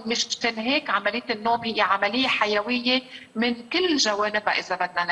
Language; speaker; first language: Arabic; native; Arabic